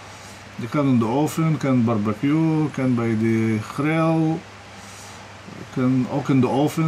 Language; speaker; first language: Dutch; non-native, learner; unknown